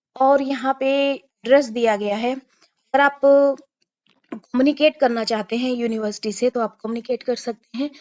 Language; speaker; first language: Hindi; native; Hindi